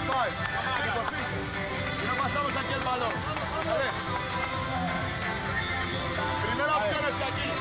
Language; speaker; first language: Spanish; non-native, fluent; Greek